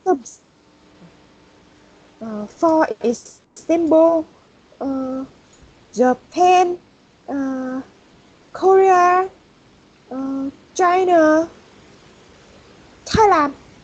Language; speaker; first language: English; non-native, learner; Vietnamese